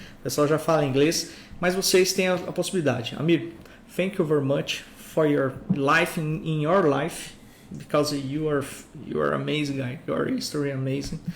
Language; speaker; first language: Portuguese; native; Portuguese